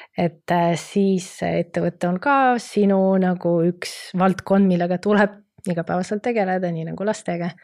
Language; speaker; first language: Estonian; non-native, local second language; Russian